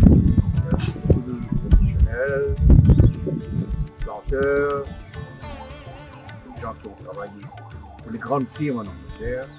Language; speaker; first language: French; non-native, local second language; Morisyen